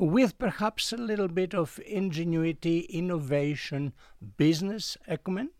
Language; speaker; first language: English; non-native, fluent; Greek